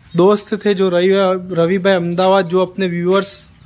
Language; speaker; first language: Hindi; non-native, local second language; Gujarati